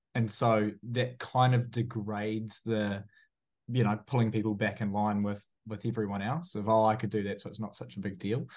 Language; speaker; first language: English; native; English